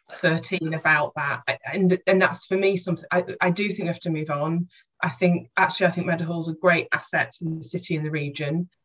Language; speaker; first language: English; native; English